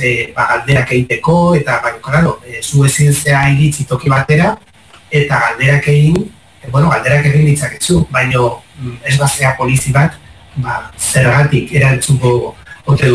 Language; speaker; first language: Basque; non-native, local second language; Spanish